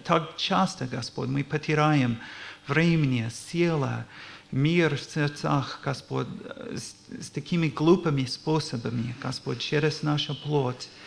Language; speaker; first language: Russian; non-native, learner; English